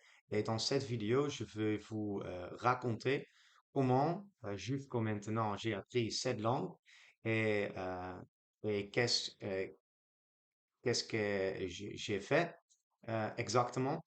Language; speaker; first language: French; non-native, learner; Dutch